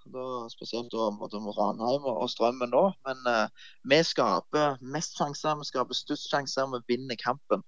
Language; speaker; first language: Norwegian; native; Norwegian